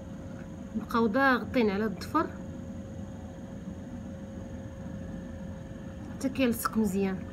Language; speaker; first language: Arabic; native; Arabic